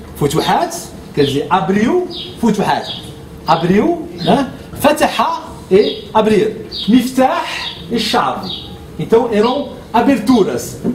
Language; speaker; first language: Portuguese; non-native, fluent; Arabic